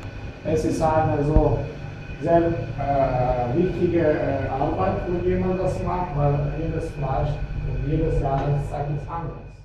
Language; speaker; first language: German; non-native, fluent; Slovenian